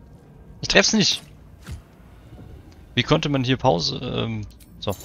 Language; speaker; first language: German; native; German